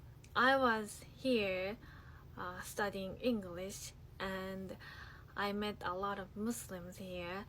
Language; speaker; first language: English; non-native, fluent; Japanese